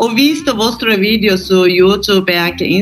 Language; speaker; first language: Italian; non-native, learner; Turkish